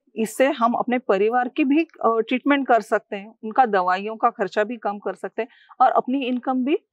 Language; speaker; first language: Hindi; non-native, local second language; Marathi